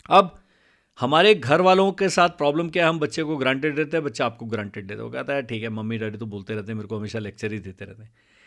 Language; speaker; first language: Hindi; non-native, local second language; Punjabi